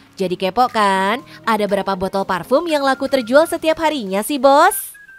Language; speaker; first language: Indonesian; native; Indonesian